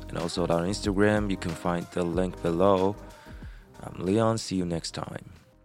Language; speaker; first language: English; non-native, fluent; Chinese